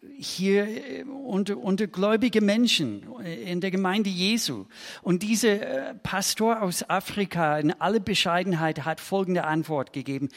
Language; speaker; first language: German; non-native, fluent; English